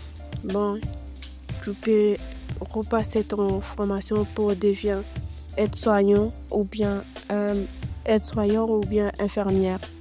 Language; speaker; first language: French; non-native, learner; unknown